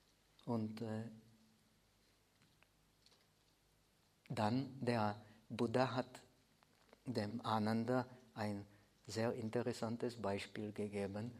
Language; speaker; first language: German; non-native, fluent; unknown